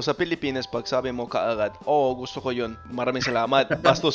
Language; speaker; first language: Filipino; non-native, fluent; English